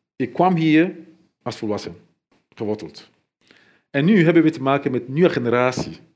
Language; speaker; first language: Dutch; non-native, fluent; Mandingo